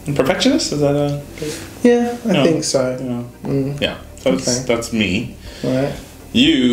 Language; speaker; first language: English; native; English